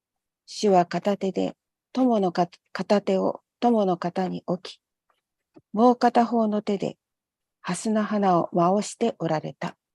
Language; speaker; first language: Japanese; native; Japanese